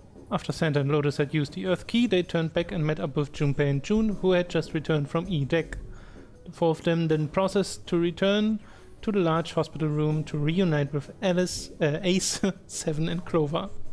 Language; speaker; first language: English; non-native, fluent; German